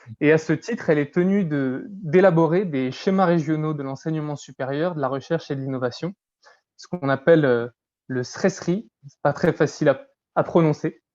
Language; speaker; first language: French; native; French